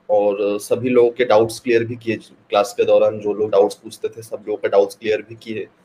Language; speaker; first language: Hindi; non-native, local second language; Bangla